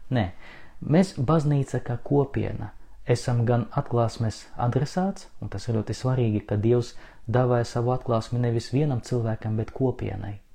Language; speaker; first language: Latvian; non-native, local second language; Russian